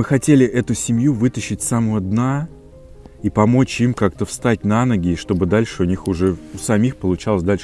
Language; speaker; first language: Russian; native; Russian